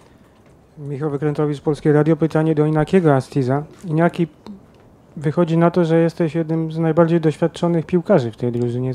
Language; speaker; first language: Polish; native; Polish